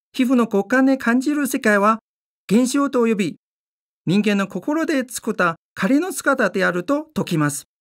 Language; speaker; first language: Japanese; non-native, fluent; Chinese